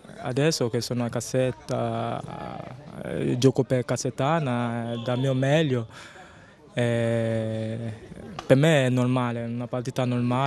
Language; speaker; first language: Italian; non-native, learner; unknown